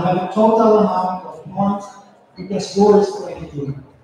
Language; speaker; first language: English; non-native, learner; Italian